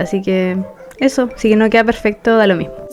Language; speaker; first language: Spanish; native; Spanish